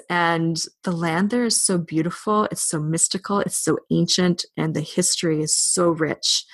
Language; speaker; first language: English; native; English